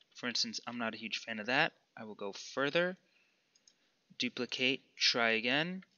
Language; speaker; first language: English; native; English